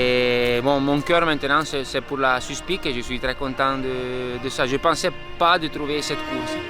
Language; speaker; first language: French; non-native, local second language; Italian